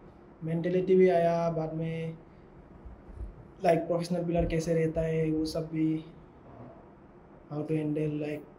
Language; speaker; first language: Hindi; non-native, local second language; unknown